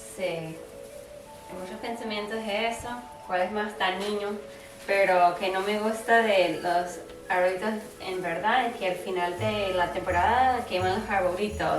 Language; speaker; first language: Spanish; non-native, learner; English